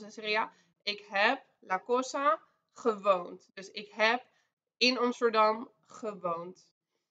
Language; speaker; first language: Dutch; non-native, fluent; Spanish